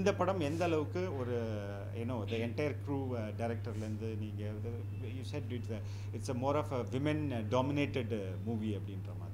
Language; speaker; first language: Tamil; native; Tamil